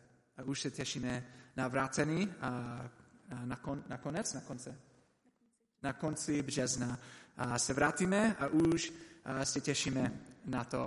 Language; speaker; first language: Czech; non-native, learner; English